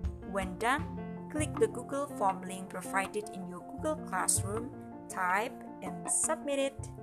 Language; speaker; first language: English; non-native, fluent; Indonesian